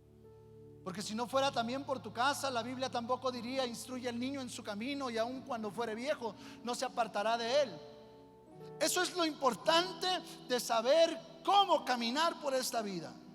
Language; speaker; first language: Spanish; native; Spanish